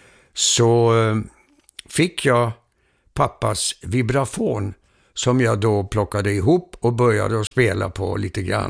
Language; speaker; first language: Swedish; early bilingual, heritage; Swedish